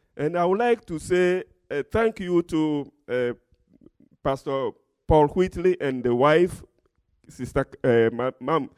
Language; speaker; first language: English; non-native, fluent; Ewe